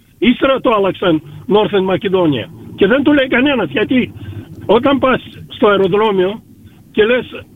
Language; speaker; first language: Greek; early bilingual, heritage; Greek